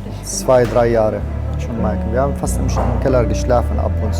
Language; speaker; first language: German; non-native, learner; Arabic